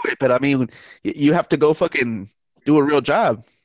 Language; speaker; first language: English; early bilingual, other home language; Spanish